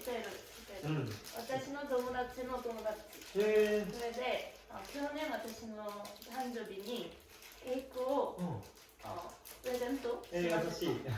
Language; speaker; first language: Japanese; non-native, learner; Korean